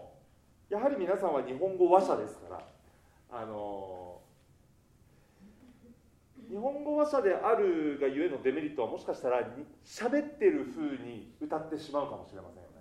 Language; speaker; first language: Japanese; native; Japanese